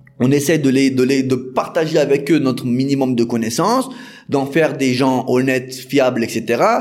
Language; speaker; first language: French; native; French